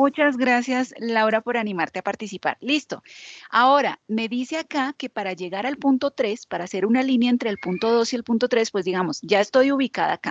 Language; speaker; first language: Spanish; native; Spanish